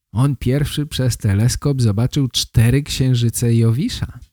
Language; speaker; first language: Polish; native; Polish